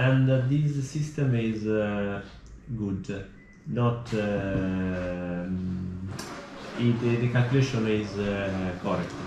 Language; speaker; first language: English; non-native, learner; Italian